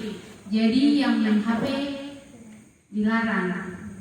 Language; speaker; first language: Indonesian; native; Indonesian